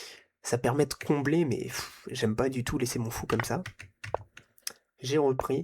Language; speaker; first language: French; native; French